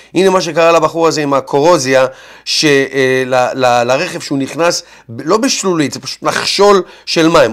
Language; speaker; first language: Hebrew; native; Hebrew